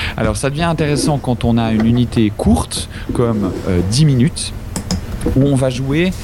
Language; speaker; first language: French; native; French